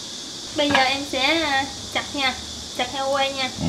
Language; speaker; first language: Vietnamese; native; Vietnamese